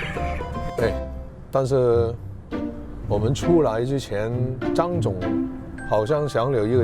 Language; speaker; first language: Chinese; non-native, local second language; Cantonese